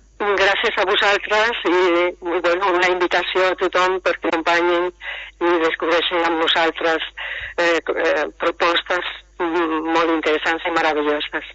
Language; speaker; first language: Catalan; non-native, local second language; Galician